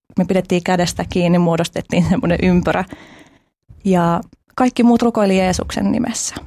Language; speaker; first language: Finnish; early bilingual, other home language; Albanian